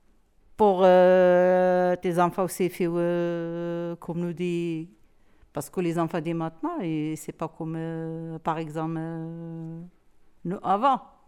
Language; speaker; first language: French; non-native, learner; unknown